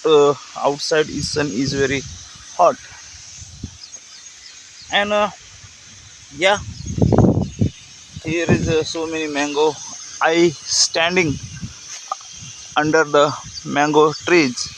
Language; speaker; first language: English; non-native, learner; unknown